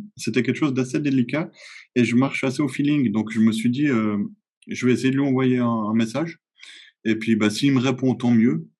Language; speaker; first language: French; native; French